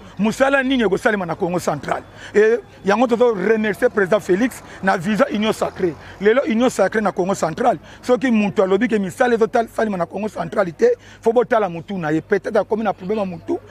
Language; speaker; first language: Lingala; non-native, local second language; Kongo